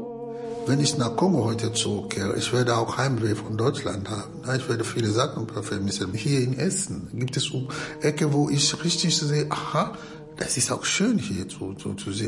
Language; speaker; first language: German; non-native, fluent; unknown